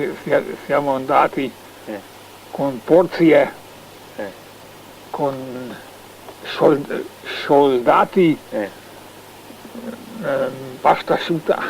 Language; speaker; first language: Italian; non-native, learner; Slovenian